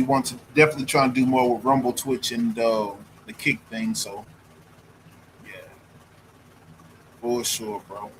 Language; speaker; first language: English; native; English